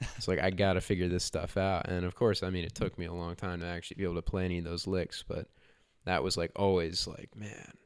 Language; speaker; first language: English; native; English